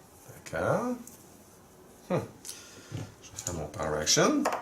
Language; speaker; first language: French; native; French